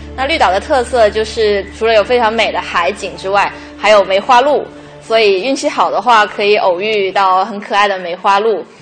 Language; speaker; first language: Chinese; native; Chinese